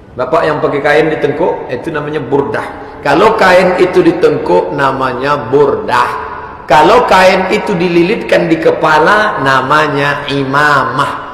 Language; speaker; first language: Malay; native; Malay